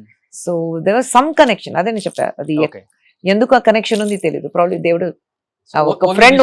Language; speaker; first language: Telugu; non-native, fluent; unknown